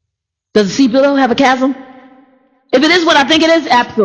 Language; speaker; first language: English; native; English